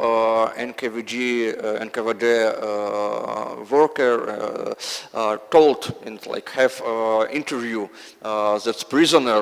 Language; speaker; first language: English; non-native, learner; Russian